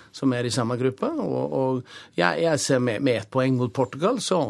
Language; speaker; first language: Norwegian; native; Norwegian